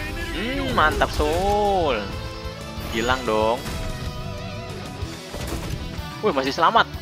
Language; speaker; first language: Indonesian; native; Indonesian